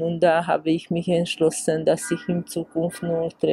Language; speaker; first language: German; non-native, fluent; Hungarian